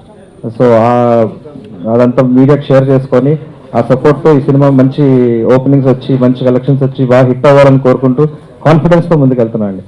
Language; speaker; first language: Telugu; native; Telugu